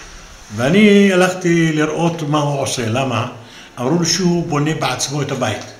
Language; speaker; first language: Hebrew; non-native, local second language; Arabic